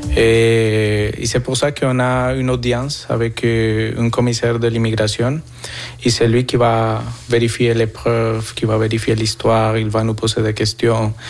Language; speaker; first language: French; non-native, fluent; Spanish